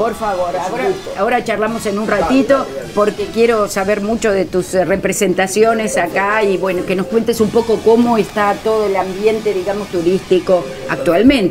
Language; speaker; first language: Spanish; native; Spanish